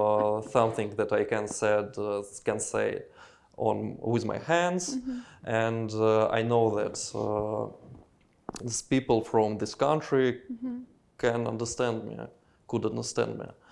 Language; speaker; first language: English; non-native, learner; Russian